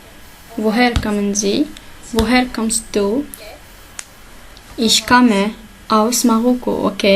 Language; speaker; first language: German; non-native, learner; Arabic